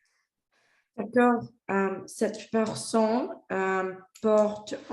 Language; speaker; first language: French; non-native, learner; Spanish